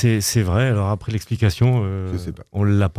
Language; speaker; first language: French; native; French